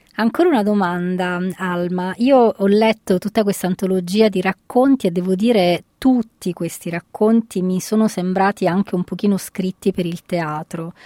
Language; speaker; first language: Italian; native; Italian